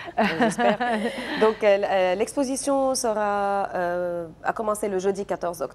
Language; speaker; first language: French; non-native, local second language; Arabic